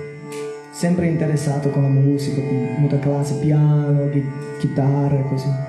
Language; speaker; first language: Italian; non-native, learner; Portuguese